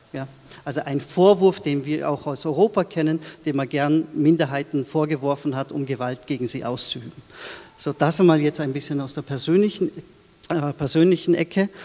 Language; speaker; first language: German; early bilingual, other home language; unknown